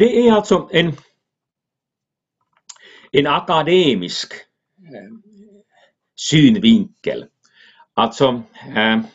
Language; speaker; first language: Swedish; non-native, local second language; Finnish